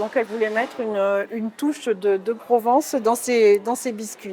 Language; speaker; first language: French; native; French